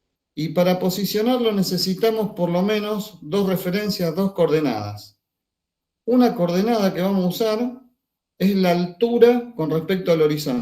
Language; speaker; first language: Spanish; native; Spanish